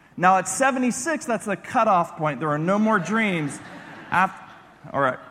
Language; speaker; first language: English; native; English